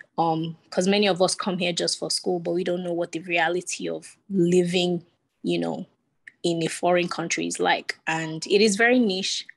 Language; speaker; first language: English; non-native, local second language; Yoruba